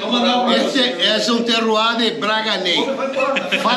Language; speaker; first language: Spanish; non-native, learner; Portuguese